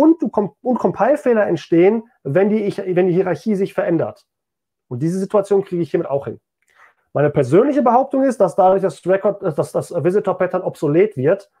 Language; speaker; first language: German; native; German